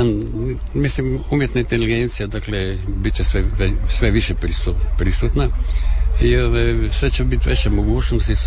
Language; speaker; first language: Serbian; native; Serbian